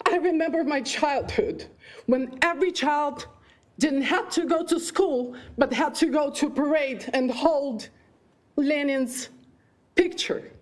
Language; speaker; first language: English; non-native, fluent; Ukrainian